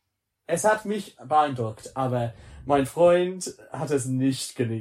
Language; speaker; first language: German; non-native, learner; English